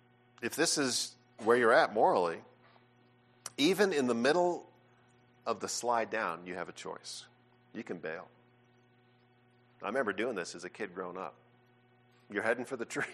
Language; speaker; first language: English; native; English